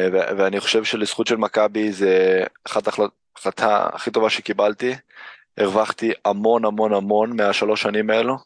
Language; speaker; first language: Hebrew; early bilingual, other home language; English